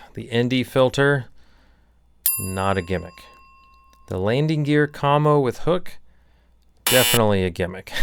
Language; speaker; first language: English; native; English